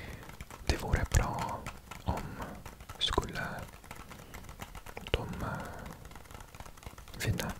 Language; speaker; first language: Swedish; non-native, learner; English